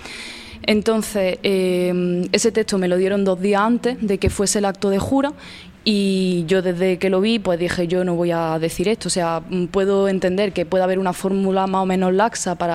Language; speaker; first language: Spanish; native; Spanish